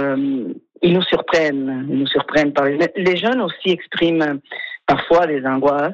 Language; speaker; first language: French; non-native, fluent; Spanish